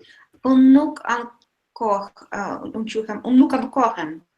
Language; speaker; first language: Albanian; non-native, learner; Russian